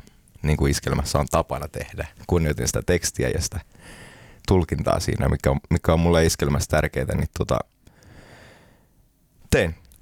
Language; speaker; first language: Finnish; early bilingual, heritage; Finnish